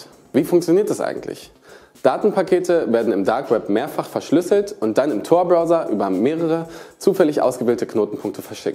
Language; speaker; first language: German; native; German